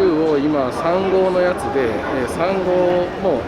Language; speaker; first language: Japanese; native; Japanese